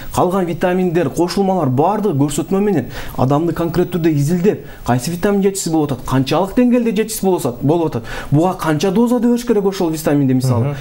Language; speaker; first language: Kyrgyz; native; Kyrgyz